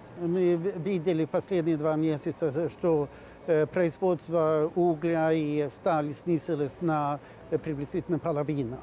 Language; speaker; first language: Russian; non-native, fluent; Swedish